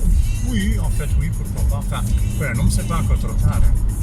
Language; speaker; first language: French; non-native, fluent; German